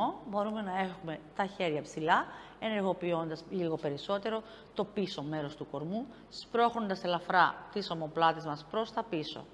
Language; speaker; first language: Greek; native; Greek